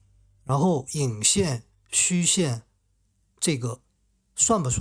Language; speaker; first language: Chinese; native; Chinese